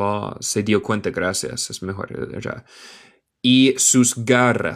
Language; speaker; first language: Spanish; non-native, learner; English